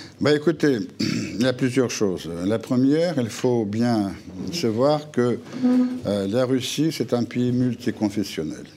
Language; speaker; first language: French; non-native, fluent; Russian